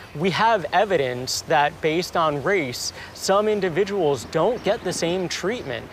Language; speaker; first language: English; native; English